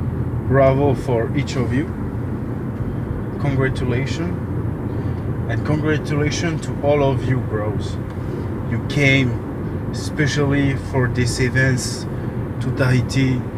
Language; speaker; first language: English; non-native, local second language; French